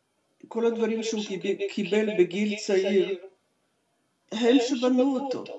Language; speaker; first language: Hebrew; non-native, fluent; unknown